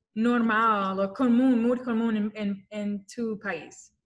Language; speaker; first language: Spanish; non-native, learner; English